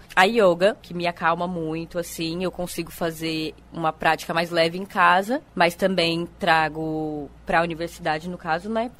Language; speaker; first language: Portuguese; native; Portuguese